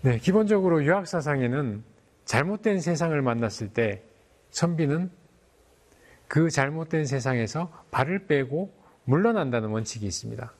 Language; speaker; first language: Korean; native; Korean